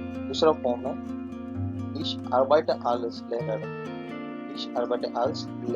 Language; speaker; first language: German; non-native, learner; Hindi